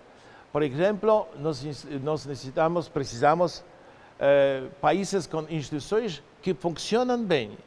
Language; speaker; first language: Portuguese; non-native, fluent; Polish